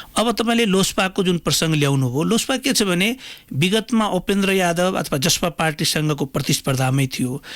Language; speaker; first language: Nepali; non-native, local second language; Maithili